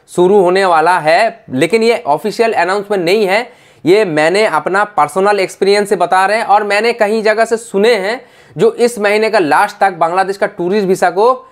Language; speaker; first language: Hindi; non-native, fluent; Bangla